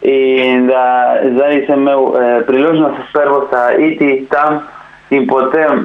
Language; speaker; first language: Slovenian; non-native, learner; Spanish